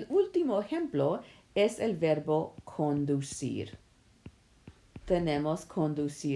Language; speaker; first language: Spanish; non-native, fluent; English